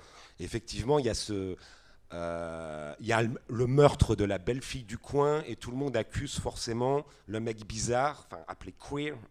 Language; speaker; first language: French; native; French